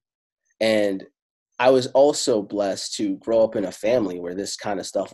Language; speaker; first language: English; non-native, fluent; Italian